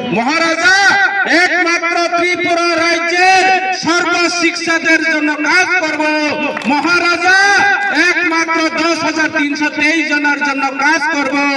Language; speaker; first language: Bangla; non-native, local second language; Chakma